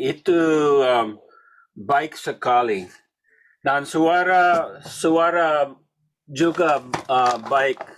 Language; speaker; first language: Indonesian; non-native, learner; English